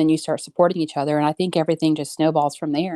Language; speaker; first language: English; native; English